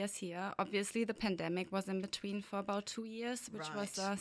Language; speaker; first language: English; non-native, fluent; German